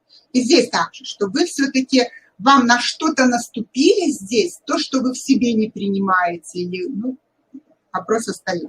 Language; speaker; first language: Russian; native; Russian